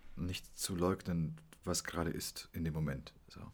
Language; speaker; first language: German; early bilingual, other home language; Polish